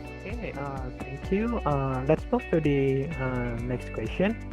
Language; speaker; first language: English; non-native, learner; Indonesian